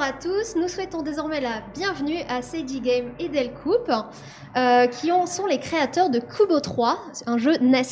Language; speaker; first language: French; native; French